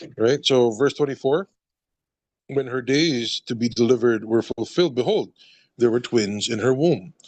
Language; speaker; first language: English; non-native, local second language; Filipino